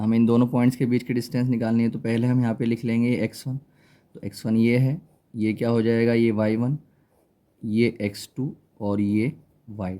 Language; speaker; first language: Hindi; native; Hindi